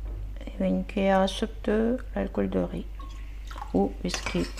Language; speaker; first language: French; non-native, fluent; Korean